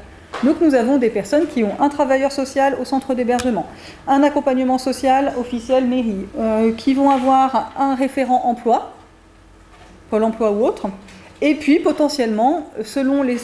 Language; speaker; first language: French; native; French